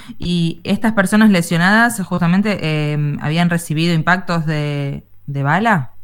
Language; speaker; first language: Spanish; native; Spanish